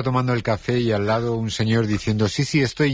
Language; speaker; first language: Spanish; native; Spanish